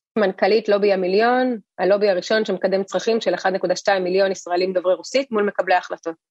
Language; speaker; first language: Hebrew; early bilingual, other home language; Russian